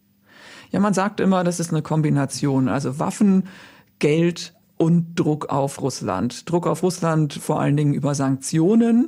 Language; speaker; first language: German; native; German